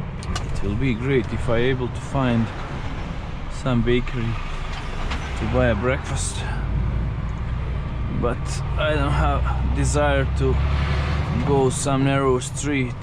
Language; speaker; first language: English; non-native, learner; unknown